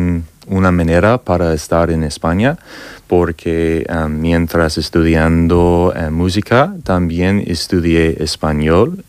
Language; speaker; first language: Spanish; non-native, learner; English